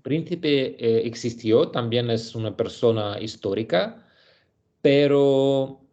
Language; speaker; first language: Spanish; non-native, learner; Russian